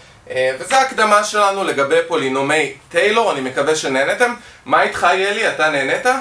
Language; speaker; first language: Hebrew; native; Hebrew